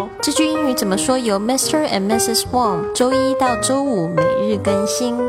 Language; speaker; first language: Chinese; native; Chinese